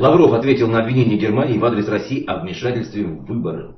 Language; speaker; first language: Russian; native; Russian